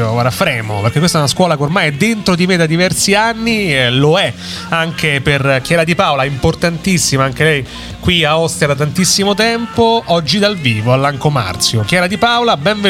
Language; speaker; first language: Italian; native; Italian